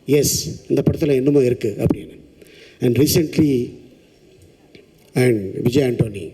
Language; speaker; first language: Tamil; non-native, local second language; Telugu